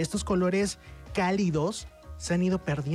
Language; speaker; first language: Spanish; native; Spanish